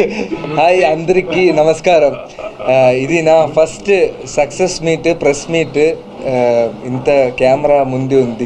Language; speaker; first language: Telugu; non-native, learner; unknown